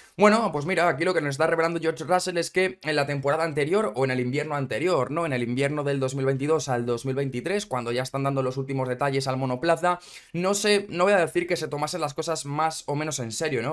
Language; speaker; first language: Spanish; native; Spanish